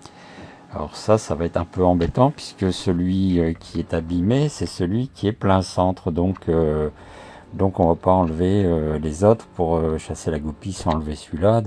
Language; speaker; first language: French; native; French